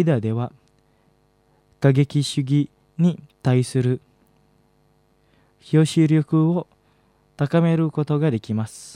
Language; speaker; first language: Japanese; non-native, fluent; Indonesian